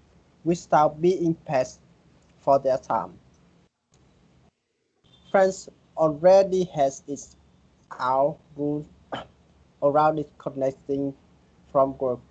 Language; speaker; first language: English; non-native, learner; Vietnamese